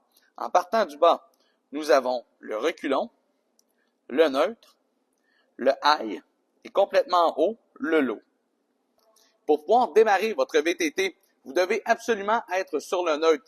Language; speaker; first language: French; native; French